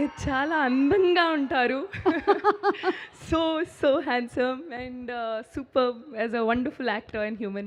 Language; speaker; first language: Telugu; non-native, learner; Hindi